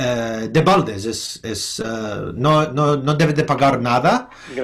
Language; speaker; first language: Spanish; non-native, fluent; English